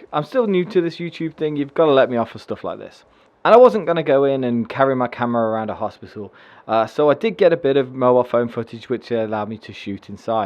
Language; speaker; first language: English; native; English